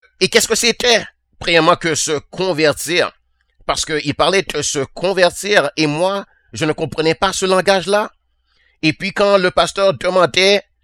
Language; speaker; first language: French; native; French